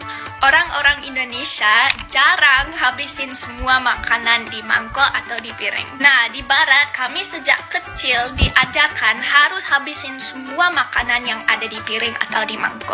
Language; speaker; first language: Indonesian; non-native, fluent; English